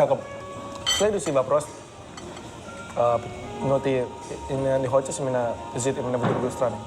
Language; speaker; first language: Russian; non-native, learner; Indonesian